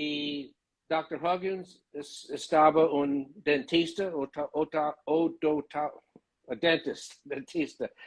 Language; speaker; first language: Spanish; non-native, learner; English